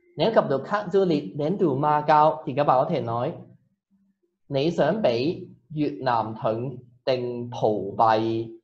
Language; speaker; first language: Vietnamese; non-native, fluent; Cantonese